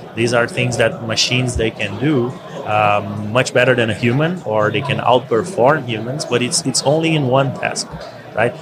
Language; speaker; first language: English; non-native, fluent; Portuguese